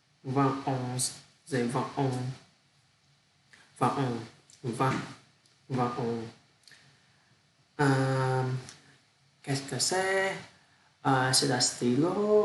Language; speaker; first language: French; non-native, learner; Vietnamese